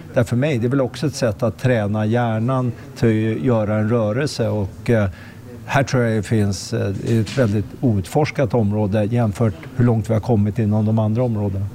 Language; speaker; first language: Swedish; native; Swedish